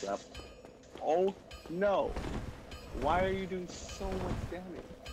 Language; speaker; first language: English; native; English